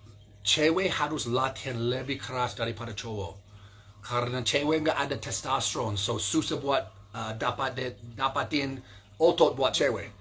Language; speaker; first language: Indonesian; non-native, learner; English